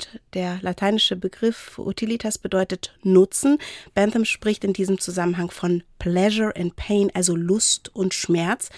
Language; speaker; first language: German; native; German